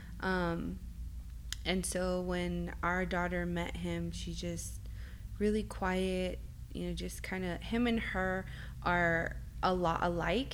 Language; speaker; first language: English; early bilingual, other home language; Spanish